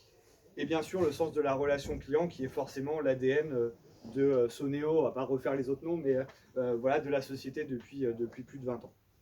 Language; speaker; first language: French; native; French